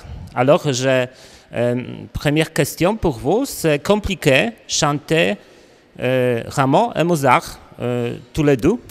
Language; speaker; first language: French; non-native, learner; Polish